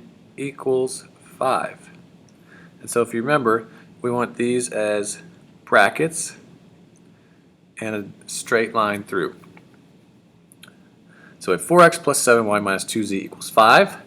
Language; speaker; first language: English; native; English